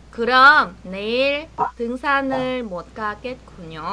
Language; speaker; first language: Korean; non-native, fluent; Vietnamese